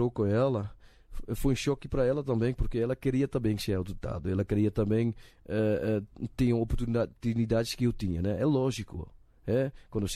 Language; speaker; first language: Portuguese; non-native, learner; Dutch